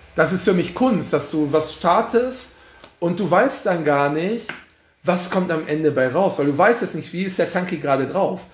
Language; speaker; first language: German; native; German